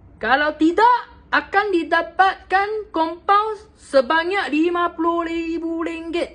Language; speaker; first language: Malay; non-native, local second language; Chinese